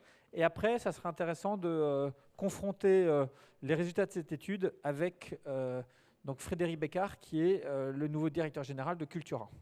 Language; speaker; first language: French; native; French